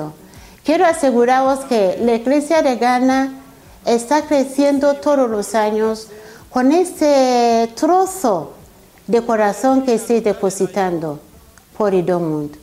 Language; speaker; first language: Spanish; non-native, fluent; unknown